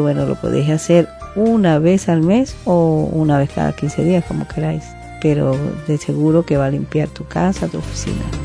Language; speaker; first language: Spanish; native; Spanish